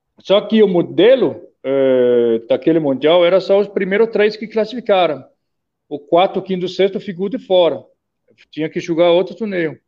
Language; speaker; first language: Portuguese; non-native, fluent; Danish